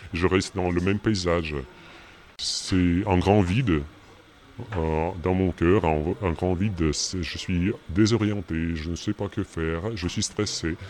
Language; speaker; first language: French; non-native, fluent; Russian